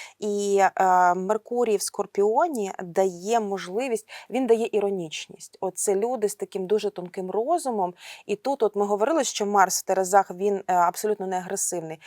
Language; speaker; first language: Ukrainian; non-native, local second language; Russian